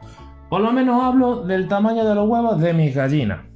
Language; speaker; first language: Spanish; native; Spanish